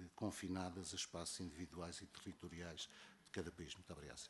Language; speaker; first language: Portuguese; native; Portuguese